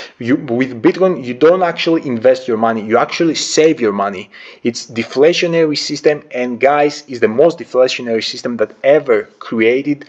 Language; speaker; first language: English; non-native, fluent; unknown